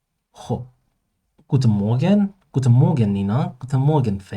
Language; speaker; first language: German; non-native, learner; Persian